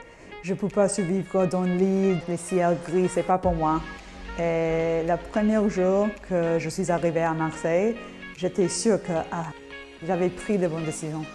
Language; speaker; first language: French; non-native, fluent; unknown